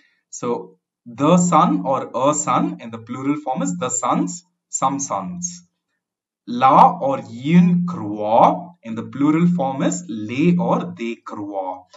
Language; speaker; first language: English; non-native, local second language; Tamil